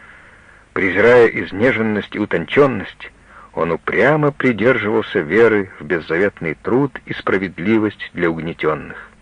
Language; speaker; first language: Russian; native; Russian